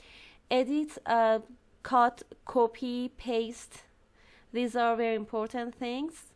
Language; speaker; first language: English; non-native, fluent; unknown